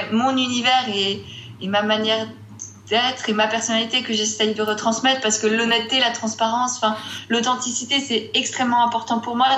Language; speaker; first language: French; native; French